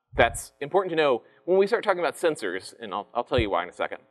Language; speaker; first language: English; native; English